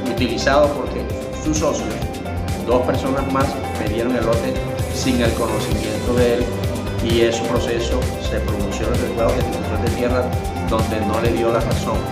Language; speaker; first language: Spanish; native; Spanish